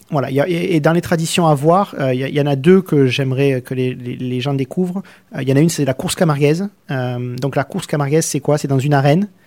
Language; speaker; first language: French; native; French